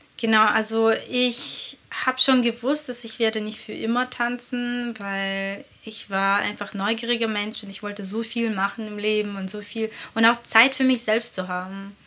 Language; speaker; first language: German; non-native, fluent; Latvian